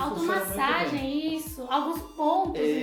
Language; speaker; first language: Portuguese; non-native, fluent; Chinese